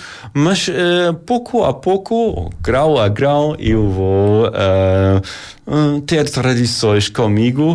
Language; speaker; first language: Portuguese; non-native, learner; German